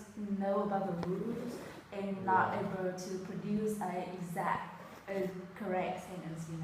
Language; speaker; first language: English; non-native, fluent; Vietnamese